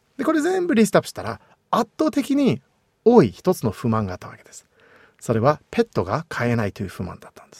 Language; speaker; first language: Japanese; non-native, fluent; English